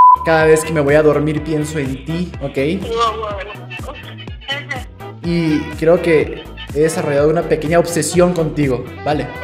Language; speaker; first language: Spanish; native; Spanish